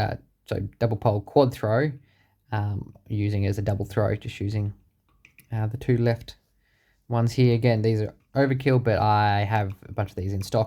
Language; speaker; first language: English; native; English